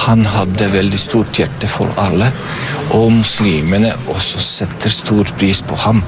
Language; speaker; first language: Norwegian; non-native, fluent; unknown